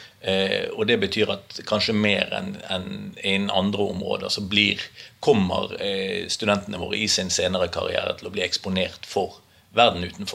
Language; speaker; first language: Norwegian; native; Norwegian